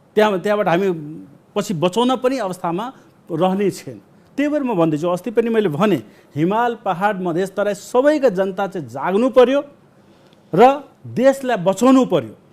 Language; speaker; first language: Nepali; non-native, local second language; Maithili